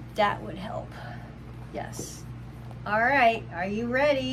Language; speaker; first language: English; native; English